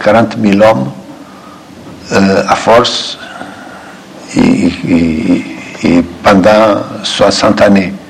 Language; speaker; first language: French; non-native, fluent; Portuguese